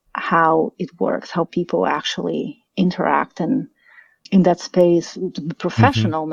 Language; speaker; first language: English; non-native, fluent; Portuguese